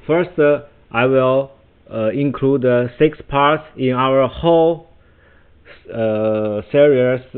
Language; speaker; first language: English; non-native, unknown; Chinese